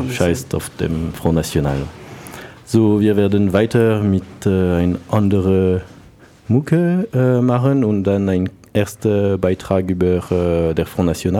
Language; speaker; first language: German; non-native, learner; French